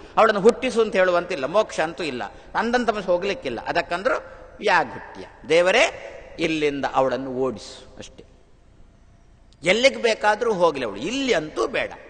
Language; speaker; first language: Kannada; non-native, local second language; Tulu